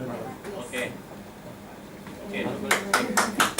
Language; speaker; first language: English; non-native, learner; Thai